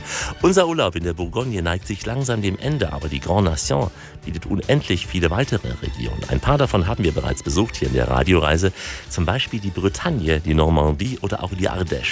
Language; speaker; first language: German; native; German